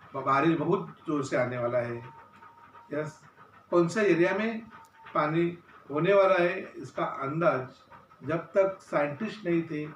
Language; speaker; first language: Hindi; non-native, local second language; Marathi